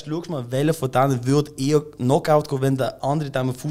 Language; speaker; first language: German; native; German